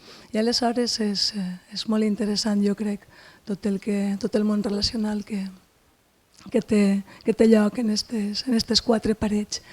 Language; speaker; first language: Catalan; native; Catalan